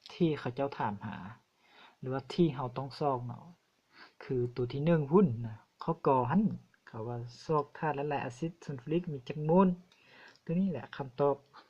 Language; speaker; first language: Lao; non-native, local second language; Hmong